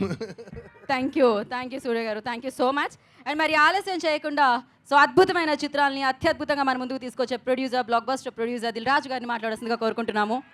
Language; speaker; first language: Telugu; native; Telugu